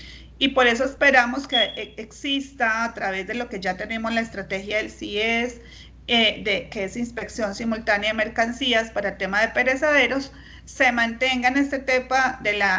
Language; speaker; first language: Spanish; native; Spanish